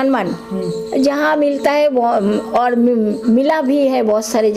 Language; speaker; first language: Hindi; non-native, local second language; Bangla